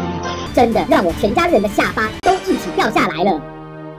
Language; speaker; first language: Chinese; native; Chinese